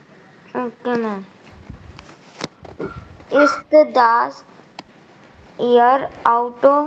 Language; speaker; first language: German; non-native, learner; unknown